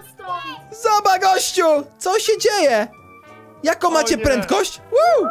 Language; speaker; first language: Polish; native; Polish